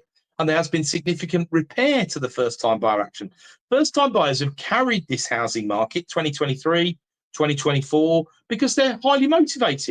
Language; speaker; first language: English; native; English